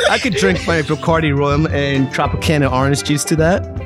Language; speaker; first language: English; native; English